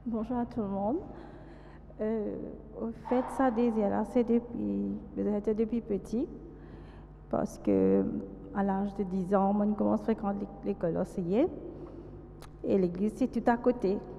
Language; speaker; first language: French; non-native, local second language; Morisyen